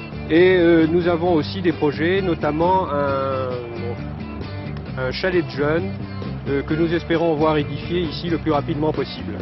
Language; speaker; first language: French; native; French